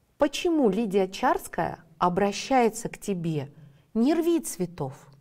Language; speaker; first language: Russian; native; Russian